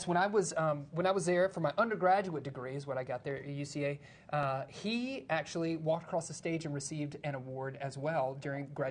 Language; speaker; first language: English; native; English